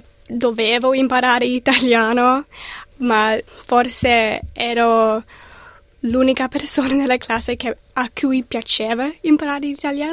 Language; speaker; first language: Italian; non-native, learner; English